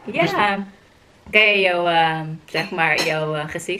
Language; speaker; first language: Dutch; non-native, learner; Filipino